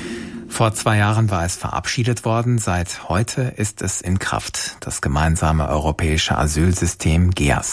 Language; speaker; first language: German; native; German